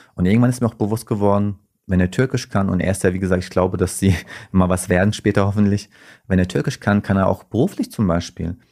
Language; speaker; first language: German; early bilingual, other home language; Turkish